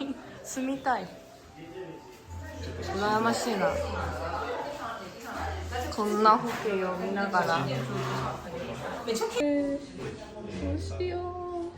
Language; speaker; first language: Japanese; non-native, fluent; Korean